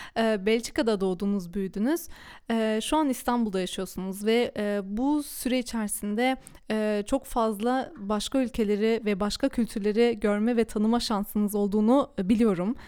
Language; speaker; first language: Turkish; early bilingual, heritage; Turkish